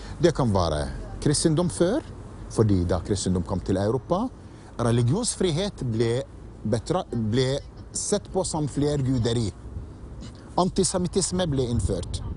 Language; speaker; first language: Norwegian; non-native, fluent; Arabic